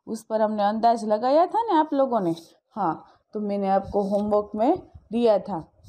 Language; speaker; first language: Hindi; non-native, local second language; Gujarati